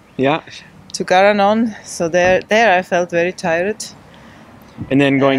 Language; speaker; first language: English; non-native, learner; German